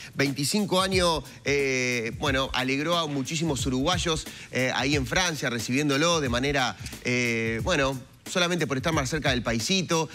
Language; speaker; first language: Spanish; native; Spanish